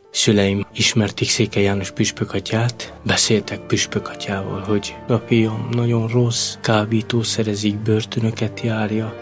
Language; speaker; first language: Hungarian; non-native, local second language; Romany